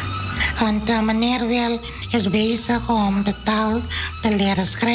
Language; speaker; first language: Dutch; non-native, fluent; Spanish